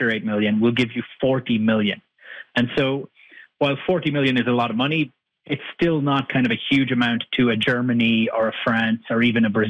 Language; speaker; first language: English; native; English